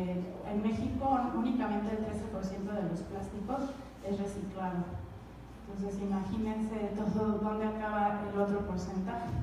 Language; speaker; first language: Spanish; native; Spanish